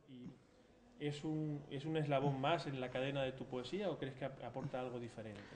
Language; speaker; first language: Spanish; native; Spanish